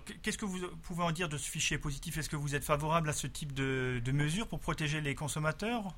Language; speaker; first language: French; native; French